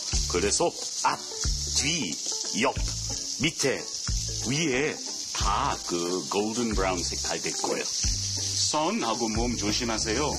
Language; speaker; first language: Korean; non-native, fluent; English